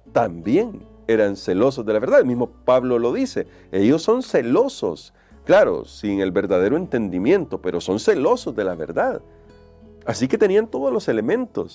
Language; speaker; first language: Spanish; native; Spanish